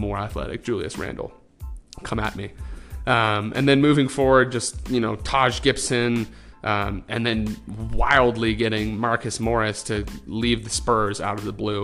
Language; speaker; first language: English; native; English